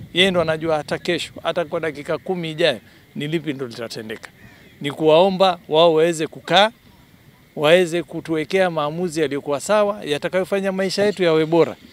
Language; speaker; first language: Swahili; native; Swahili